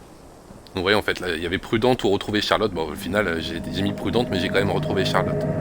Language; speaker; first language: French; native; French